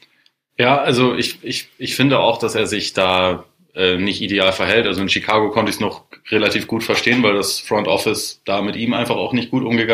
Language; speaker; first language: German; native; German